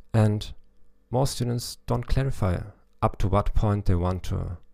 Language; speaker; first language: English; non-native, fluent; German